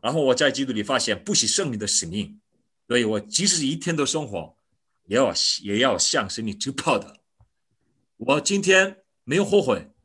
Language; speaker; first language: Chinese; non-native, fluent; Korean